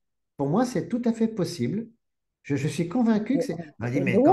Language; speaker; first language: French; native; French